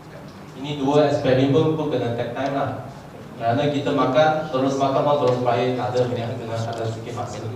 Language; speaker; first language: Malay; non-native, local second language; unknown